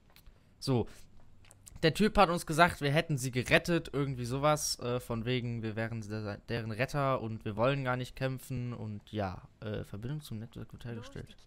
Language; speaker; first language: German; native; German